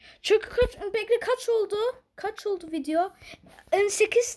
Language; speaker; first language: Turkish; early bilingual, heritage; Turkish